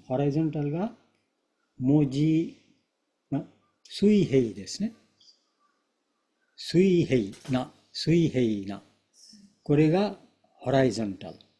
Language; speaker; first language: Japanese; non-native, fluent; Bangla